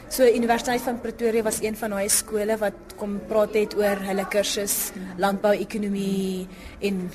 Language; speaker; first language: Afrikaans; non-native, local second language; Northern Sotho